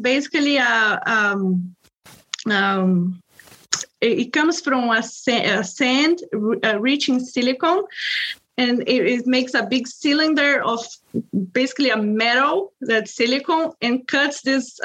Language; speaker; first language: English; non-native, fluent; Portuguese